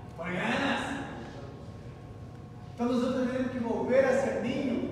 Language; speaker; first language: Spanish; non-native, learner; Portuguese